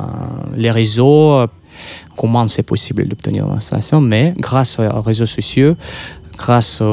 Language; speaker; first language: French; non-native, fluent; Russian